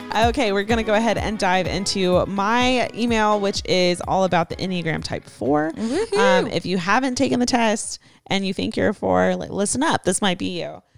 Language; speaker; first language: English; native; English